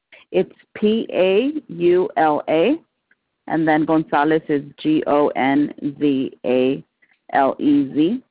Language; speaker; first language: English; early bilingual, other home language; Spanish